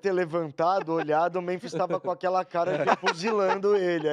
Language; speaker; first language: Portuguese; native; Portuguese